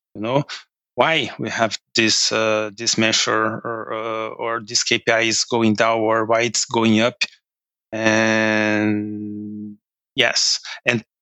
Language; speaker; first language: English; non-native, fluent; Portuguese